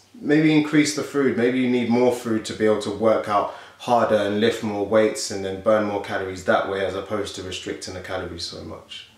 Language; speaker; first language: English; native; English